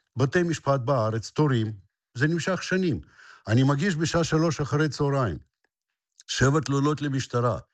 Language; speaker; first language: Hebrew; non-native, fluent; Russian